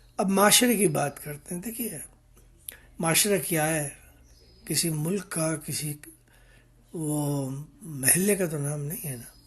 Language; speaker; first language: Urdu; native; Urdu